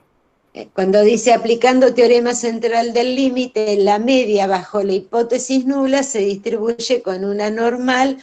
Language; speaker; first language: Spanish; native; Spanish